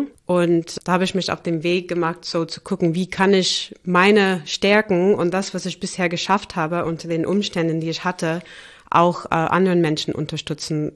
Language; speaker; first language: German; non-native, fluent; English